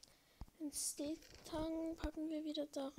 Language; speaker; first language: German; native; German